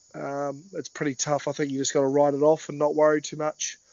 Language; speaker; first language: English; native; English